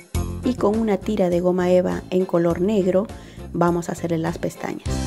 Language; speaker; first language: Spanish; native; Spanish